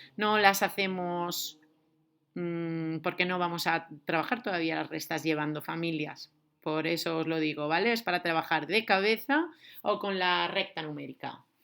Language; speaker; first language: Spanish; native; Spanish